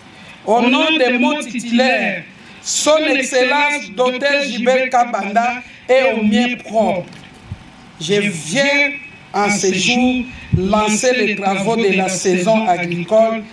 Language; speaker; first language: French; non-native, local second language; Lingala